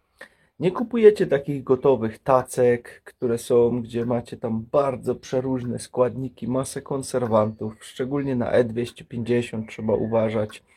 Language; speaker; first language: Polish; native; Polish